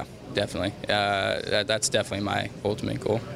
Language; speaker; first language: English; native; English